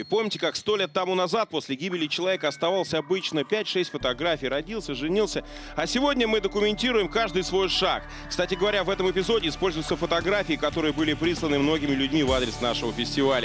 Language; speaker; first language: Russian; native; Russian